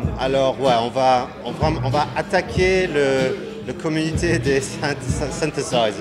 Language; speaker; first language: French; non-native, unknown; English